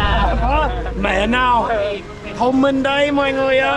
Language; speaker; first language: Vietnamese; non-native, fluent; English